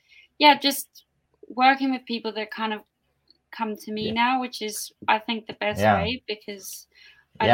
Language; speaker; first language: English; native; English